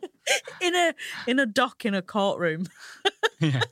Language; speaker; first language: English; native; English